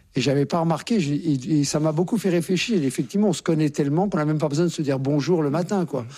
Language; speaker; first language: French; native; French